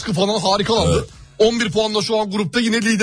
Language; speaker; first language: Turkish; native; Turkish